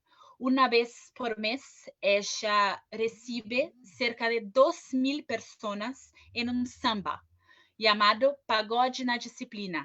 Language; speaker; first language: Spanish; non-native, fluent; Portuguese